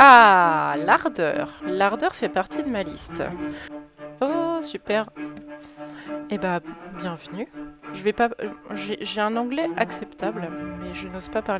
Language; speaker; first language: French; native; French